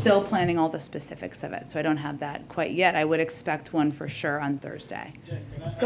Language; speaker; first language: English; native; English